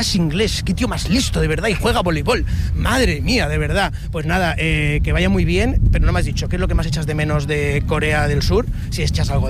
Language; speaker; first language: Spanish; native; Spanish